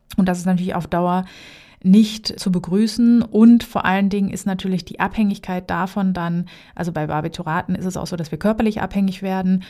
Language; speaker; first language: German; native; German